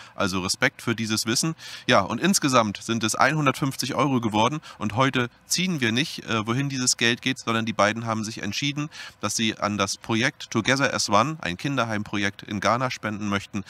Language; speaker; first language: German; native; German